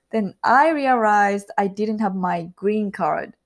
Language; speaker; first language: English; non-native, learner; Japanese